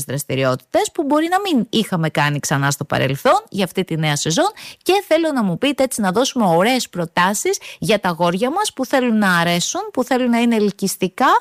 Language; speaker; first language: Greek; native; Greek